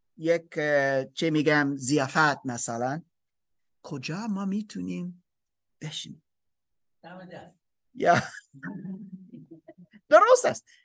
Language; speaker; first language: Persian; non-native, learner; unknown